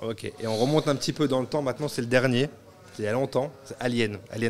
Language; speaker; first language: French; native; French